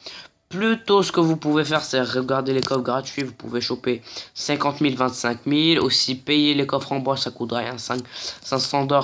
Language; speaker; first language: French; native; French